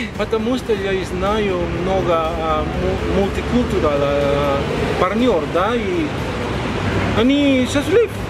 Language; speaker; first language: Russian; non-native, learner; Spanish